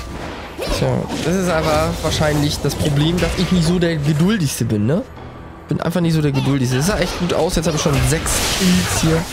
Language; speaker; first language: German; native; German